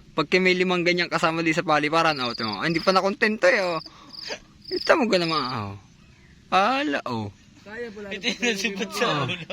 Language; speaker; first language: Filipino; native; Filipino